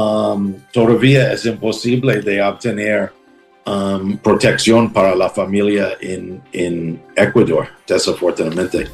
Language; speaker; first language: Spanish; non-native, learner; English